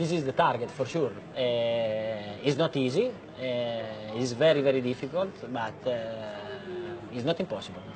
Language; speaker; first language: English; non-native, learner; Italian